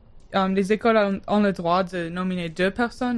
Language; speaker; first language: French; non-native, learner; English